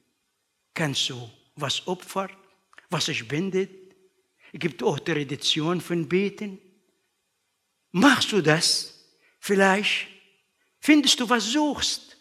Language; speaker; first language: German; non-native, learner; Arabic